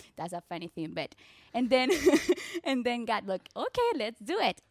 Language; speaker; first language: English; non-native, learner; Spanish